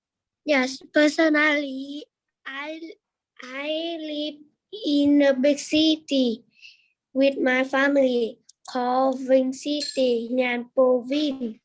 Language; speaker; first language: English; non-native, learner; Vietnamese